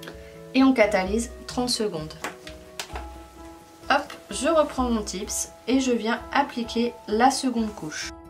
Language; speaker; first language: French; native; French